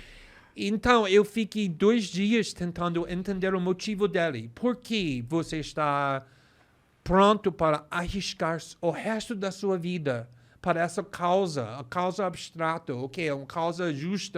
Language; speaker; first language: Portuguese; non-native, fluent; English